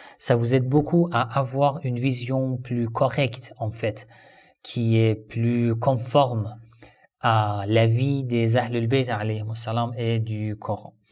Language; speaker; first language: French; non-native, fluent; Persian